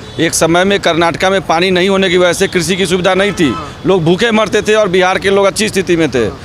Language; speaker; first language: Hindi; native; Hindi